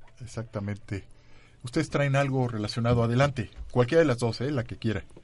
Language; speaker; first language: Spanish; native; Spanish